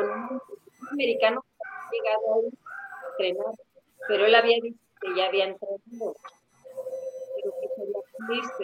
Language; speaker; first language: Spanish; native; Spanish